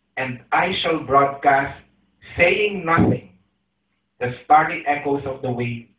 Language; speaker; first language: English; non-native, local second language; Filipino